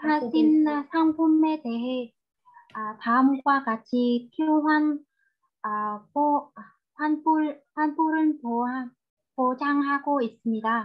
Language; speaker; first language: Korean; non-native, learner; Vietnamese